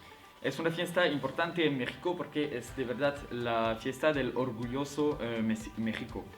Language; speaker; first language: Spanish; non-native, learner; French